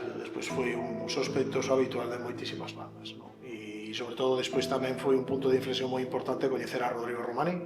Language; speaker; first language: Galician; non-native, local second language; Spanish